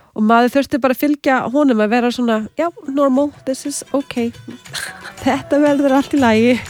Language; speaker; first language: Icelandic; non-native, fluent; English